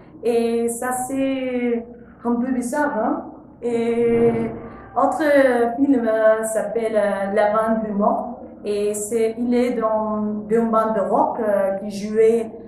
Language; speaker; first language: French; non-native, learner; Spanish